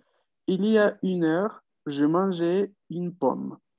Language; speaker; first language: French; non-native, fluent; Spanish